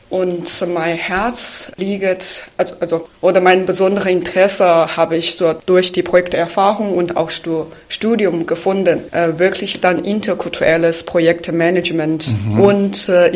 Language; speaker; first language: German; non-native, fluent; Chinese